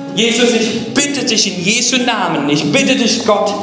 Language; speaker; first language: German; non-native, fluent; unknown